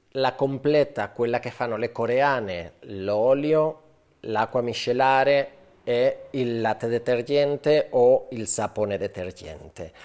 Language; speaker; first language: Italian; non-native, fluent; Spanish